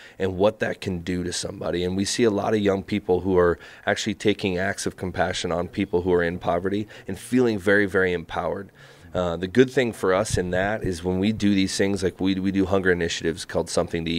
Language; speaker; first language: English; native; English